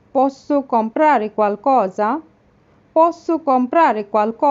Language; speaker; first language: Italian; non-native, fluent; Bangla